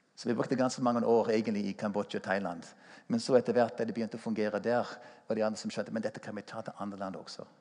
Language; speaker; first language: Norwegian; non-native, fluent; English